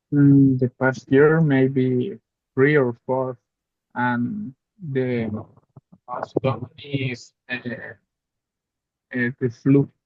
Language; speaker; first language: English; non-native, learner; Spanish